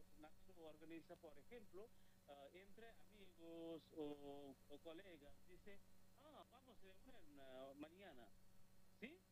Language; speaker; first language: Spanish; non-native, learner; Bangla